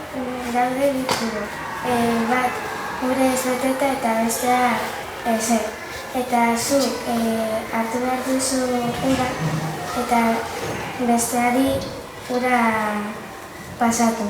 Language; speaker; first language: Basque; non-native, local second language; Spanish